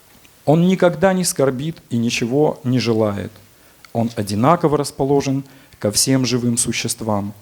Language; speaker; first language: Russian; native; Russian